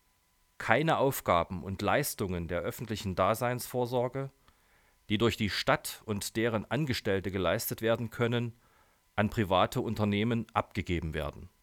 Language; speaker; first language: German; native; German